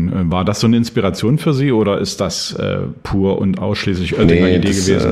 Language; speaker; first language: German; native; German